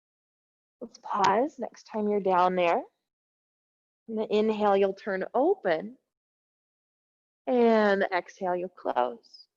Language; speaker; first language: English; native; English